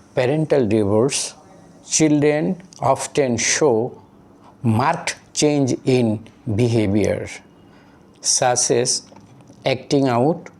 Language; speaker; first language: English; non-native, local second language; Bangla